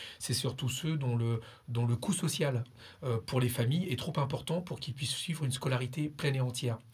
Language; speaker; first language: French; early bilingual, other home language; Spanish